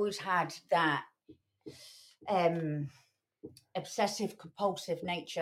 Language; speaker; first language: English; native; English